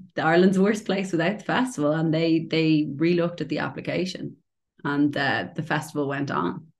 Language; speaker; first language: English; native; English